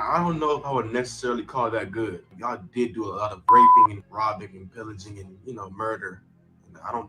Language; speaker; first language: English; native; English